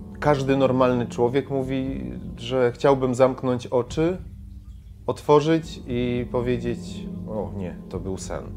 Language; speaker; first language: Polish; non-native, fluent; Ukrainian